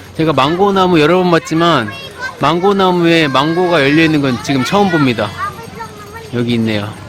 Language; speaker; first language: Korean; native; Korean